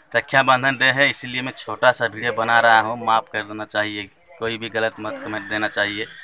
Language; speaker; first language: Hindi; non-native, local second language; Odia